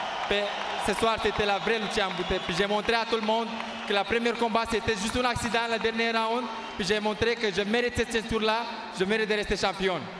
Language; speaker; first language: French; non-native, fluent; Romanian